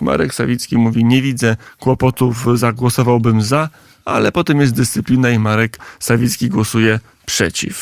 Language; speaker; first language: Polish; native; Polish